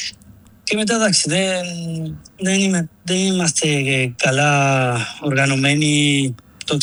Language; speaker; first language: Greek; non-native, learner; Spanish